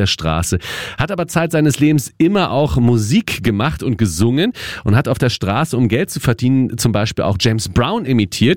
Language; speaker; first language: German; native; German